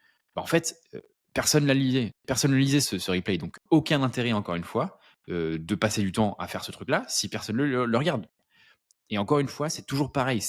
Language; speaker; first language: French; native; French